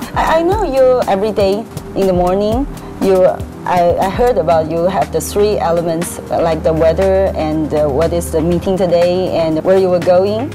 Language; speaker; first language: English; non-native, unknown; Chinese